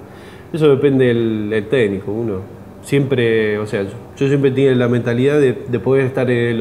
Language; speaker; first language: Spanish; native; Spanish